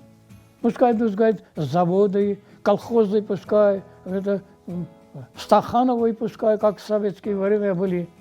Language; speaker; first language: Russian; non-native, local second language; Armenian